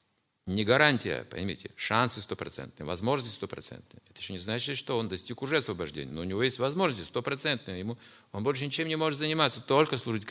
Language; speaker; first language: Russian; native; Russian